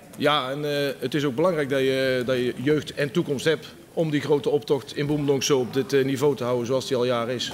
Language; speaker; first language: Dutch; native; Dutch